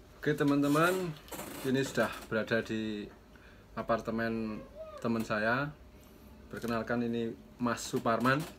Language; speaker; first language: Indonesian; native; Indonesian